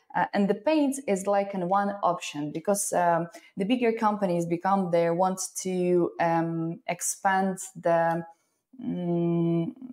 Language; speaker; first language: English; non-native, fluent; Ukrainian